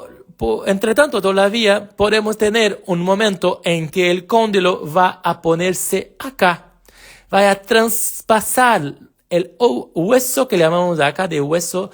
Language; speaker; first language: Spanish; non-native, fluent; Portuguese